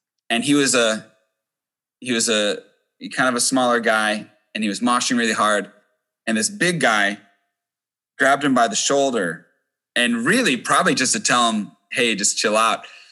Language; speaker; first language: English; native; English